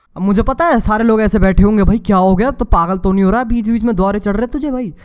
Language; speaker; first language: Hindi; native; Hindi